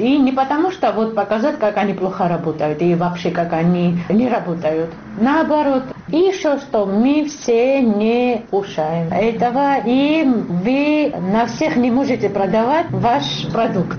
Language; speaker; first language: Russian; non-native, local second language; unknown